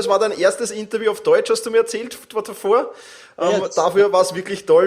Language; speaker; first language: German; native; German